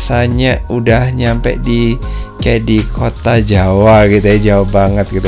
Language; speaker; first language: Indonesian; native; Indonesian